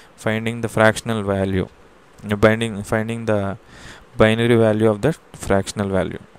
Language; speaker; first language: English; non-native, local second language; Telugu